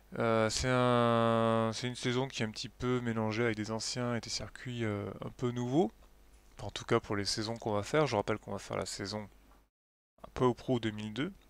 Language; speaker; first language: French; native; French